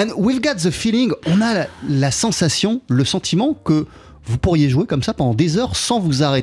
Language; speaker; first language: French; native; French